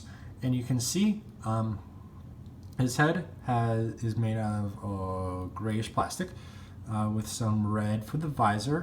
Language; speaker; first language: English; native; English